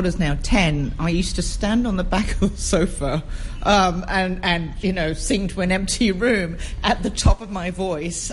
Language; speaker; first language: English; native; English